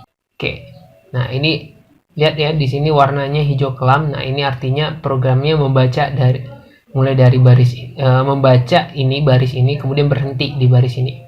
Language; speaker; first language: Indonesian; native; Indonesian